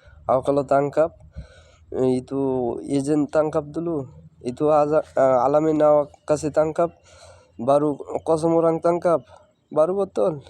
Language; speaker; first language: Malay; non-native, learner; Bangla